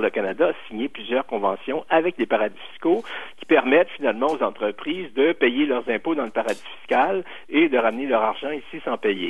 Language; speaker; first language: French; native; French